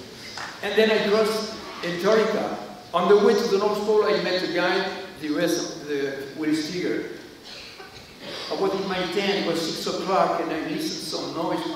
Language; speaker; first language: English; non-native, learner; French